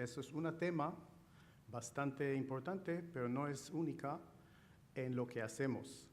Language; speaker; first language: Spanish; non-native, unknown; Chinese